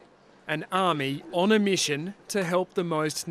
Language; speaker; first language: English; native; English